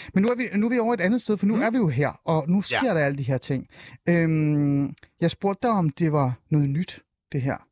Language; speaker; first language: Danish; early bilingual, other home language; Persian